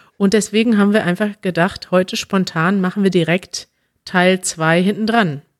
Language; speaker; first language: German; native; German